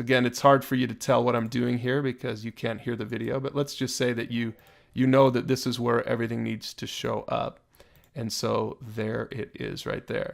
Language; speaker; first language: English; native; English